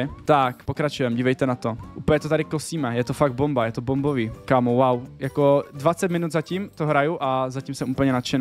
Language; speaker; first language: Czech; native; Czech